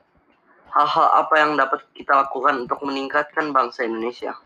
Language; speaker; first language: Indonesian; non-native, learner; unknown